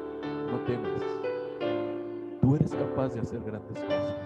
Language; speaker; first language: Spanish; native; Spanish